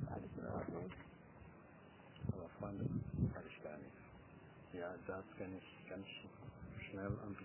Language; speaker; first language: German; non-native, learner; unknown